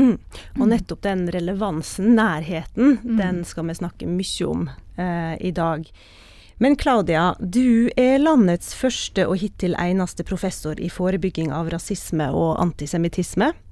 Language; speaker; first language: Norwegian; native; Norwegian